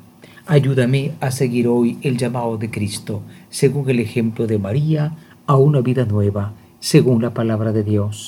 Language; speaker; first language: Spanish; native; Spanish